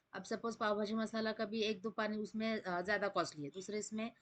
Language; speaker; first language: Hindi; non-native, local second language; Marathi